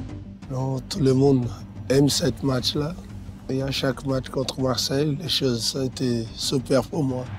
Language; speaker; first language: French; non-native, fluent; Portuguese